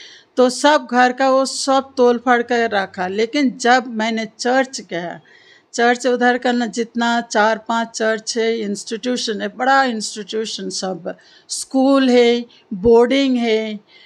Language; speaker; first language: Hindi; non-native, local second language; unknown